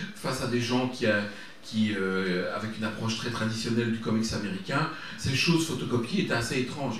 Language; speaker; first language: French; native; French